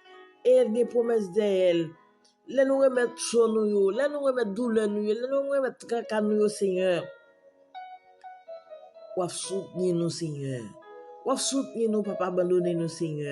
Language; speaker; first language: French; non-native, local second language; Haitian Creole